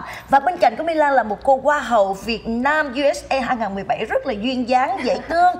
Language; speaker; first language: Vietnamese; native; Vietnamese